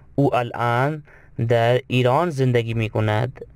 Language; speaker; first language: Persian; non-native, fluent; Urdu